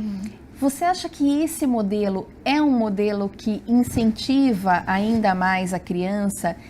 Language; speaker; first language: Portuguese; native; Portuguese